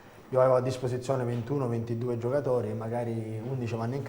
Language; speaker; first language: Italian; native; Italian